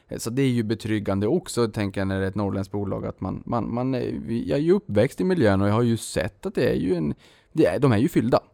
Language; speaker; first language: Swedish; native; Swedish